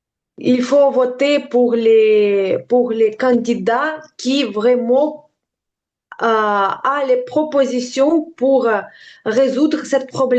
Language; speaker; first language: French; non-native, learner; Ukrainian